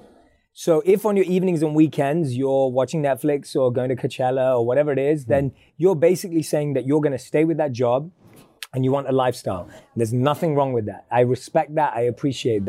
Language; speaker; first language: English; native; English